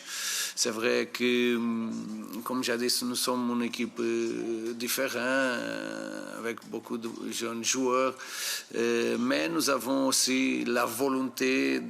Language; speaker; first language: French; non-native, fluent; Portuguese